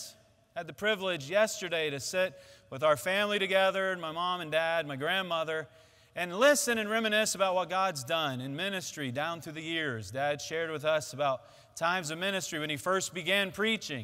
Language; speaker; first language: English; native; English